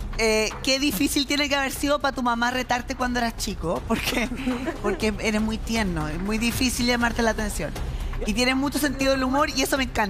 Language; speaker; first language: Spanish; native; Spanish